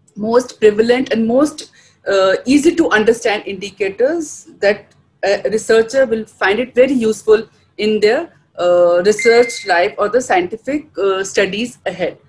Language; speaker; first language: English; non-native, local second language; Hindi